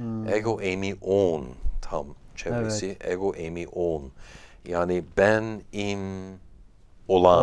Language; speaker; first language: Turkish; non-native, fluent; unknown